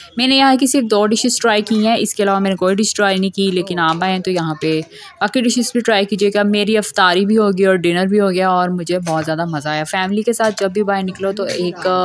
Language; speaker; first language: Urdu; non-native, local second language; Punjabi